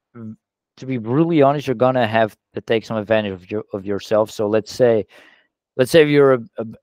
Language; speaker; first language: English; non-native, fluent; Dutch